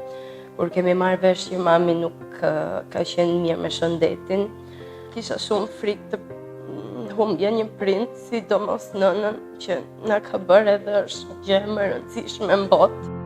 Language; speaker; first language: Albanian; early bilingual, heritage; Albanian